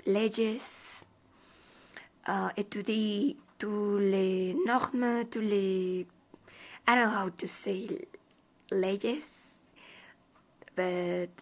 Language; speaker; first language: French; non-native, learner; Spanish